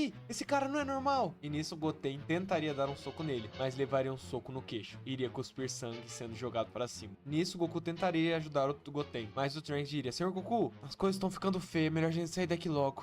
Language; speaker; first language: Portuguese; native; Portuguese